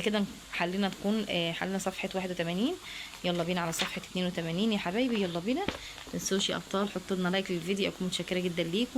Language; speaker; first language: Arabic; native; Arabic